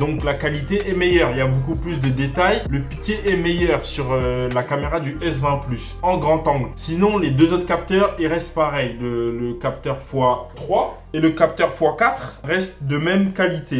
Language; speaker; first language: French; native; French